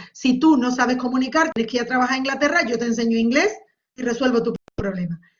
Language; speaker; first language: Spanish; native; Spanish